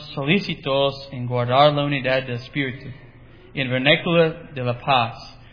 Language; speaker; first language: Spanish; non-native, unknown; English